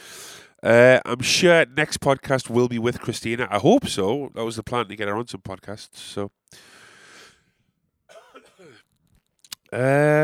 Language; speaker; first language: English; native; English